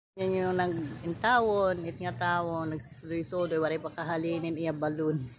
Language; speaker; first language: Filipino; non-native, local second language; Waray